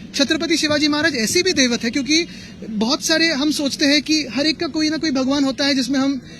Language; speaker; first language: Hindi; non-native, local second language; Marathi